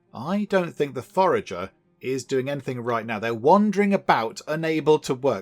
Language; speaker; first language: English; native; English